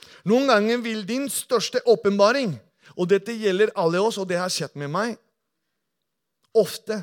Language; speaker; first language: Norwegian; non-native, fluent; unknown